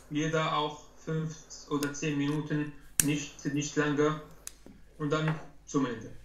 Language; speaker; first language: German; non-native, learner; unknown